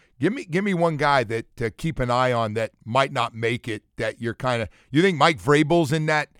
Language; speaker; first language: English; native; English